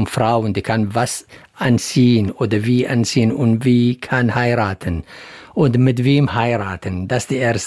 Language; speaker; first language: German; non-native, learner; Central Kurdish